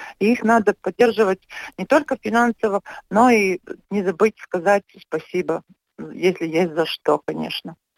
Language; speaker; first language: Russian; non-native, local second language; Latvian